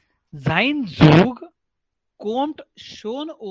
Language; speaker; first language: German; non-native, fluent; Marathi